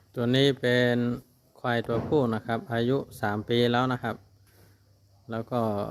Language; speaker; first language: Thai; non-native, local second language; Karen languages